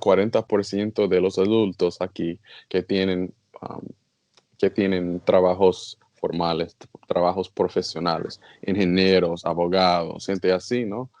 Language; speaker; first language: Spanish; non-native, learner; English